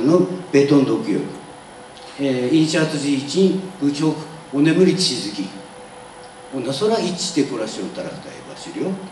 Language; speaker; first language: Turkish; non-native, learner; Japanese